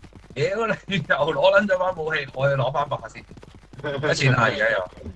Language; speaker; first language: Chinese; native; Chinese